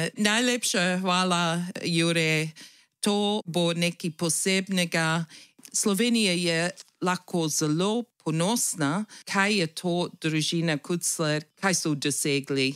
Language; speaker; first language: Slovenian; early bilingual, heritage; Slovenian